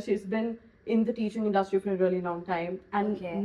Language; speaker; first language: English; non-native, local second language; Hindi